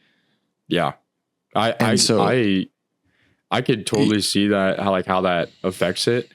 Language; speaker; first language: English; native; English